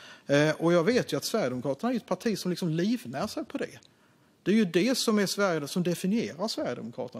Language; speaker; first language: Swedish; native; Swedish